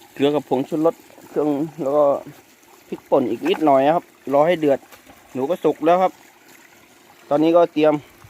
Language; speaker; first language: Thai; native; Thai